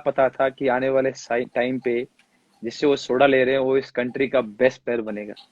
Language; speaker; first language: Hindi; native; Hindi